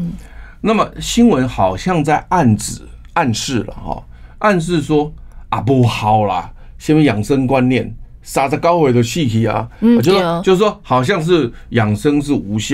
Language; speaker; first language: Chinese; native; Chinese